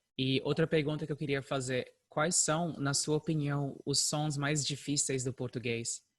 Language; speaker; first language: Portuguese; native; Portuguese